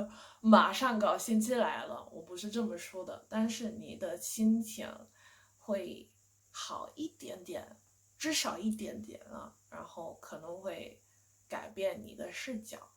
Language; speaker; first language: Chinese; non-native, fluent; English